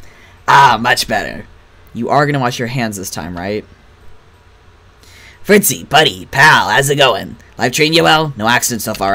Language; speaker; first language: English; native; English